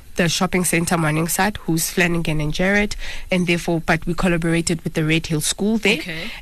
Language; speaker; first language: English; non-native, local second language; Zulu